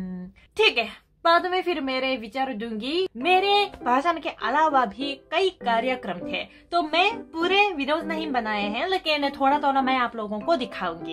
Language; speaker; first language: Hindi; non-native, fluent; Japanese